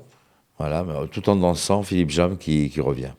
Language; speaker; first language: French; native; French